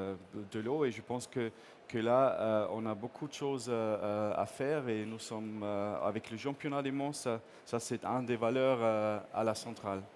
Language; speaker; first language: French; non-native, fluent; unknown